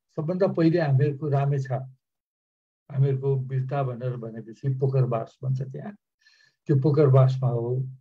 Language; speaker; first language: Nepali; native; Nepali